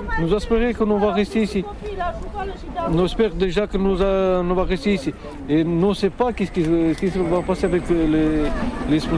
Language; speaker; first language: French; non-native, learner; Romanian